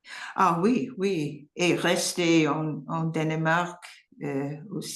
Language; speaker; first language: French; non-native, learner; English